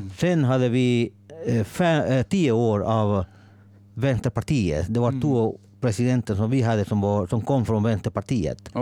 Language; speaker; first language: Swedish; non-native, fluent; Spanish